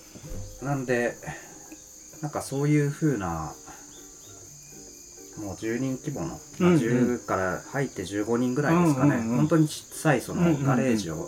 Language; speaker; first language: Japanese; native; Japanese